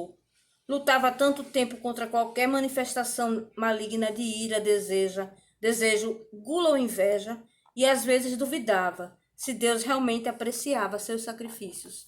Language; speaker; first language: Portuguese; native; Portuguese